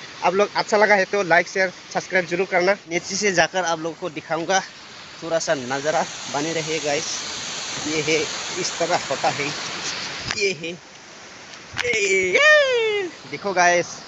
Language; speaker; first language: Hindi; non-native, local second language; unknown